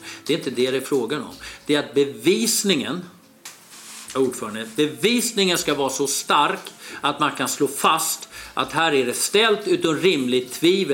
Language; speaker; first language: Swedish; native; Swedish